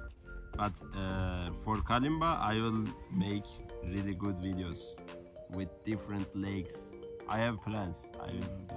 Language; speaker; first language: English; non-native, fluent; Turkish